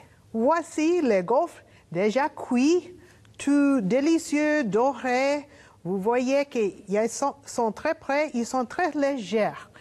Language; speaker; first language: French; non-native, learner; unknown